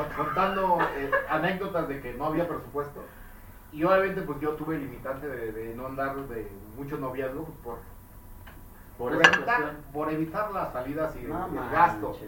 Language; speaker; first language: Spanish; native; Spanish